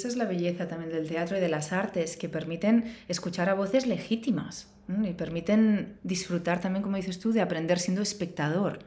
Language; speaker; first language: Spanish; native; Spanish